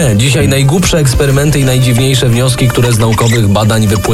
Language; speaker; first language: Polish; native; Polish